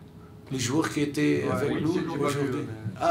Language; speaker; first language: French; non-native, learner; Portuguese